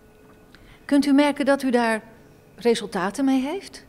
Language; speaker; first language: Dutch; native; Dutch